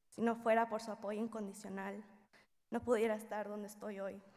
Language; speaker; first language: Spanish; early bilingual, heritage; Spanish